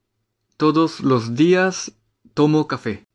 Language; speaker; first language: Spanish; non-native, fluent; Japanese